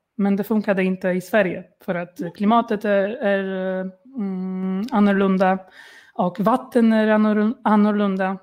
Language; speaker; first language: Swedish; non-native, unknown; Polish